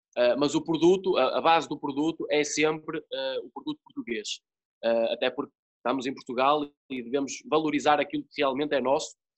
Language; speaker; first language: Portuguese; native; Portuguese